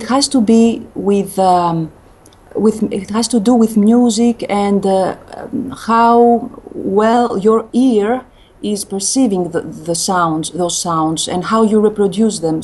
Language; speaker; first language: English; non-native, fluent; Greek